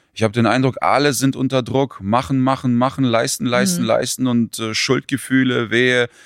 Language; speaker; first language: German; early bilingual, other home language; Russian